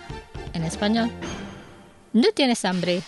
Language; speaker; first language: Spanish; non-native, learner; Indonesian